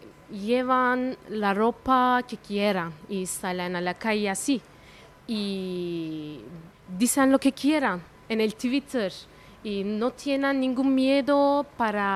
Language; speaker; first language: Spanish; non-native, fluent; Turkish